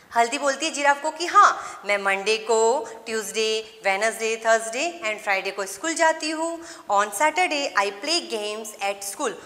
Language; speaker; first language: Hindi; non-native, local second language; Gujarati